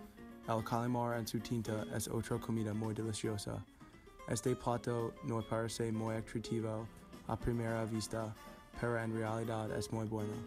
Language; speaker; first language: Spanish; non-native, learner; English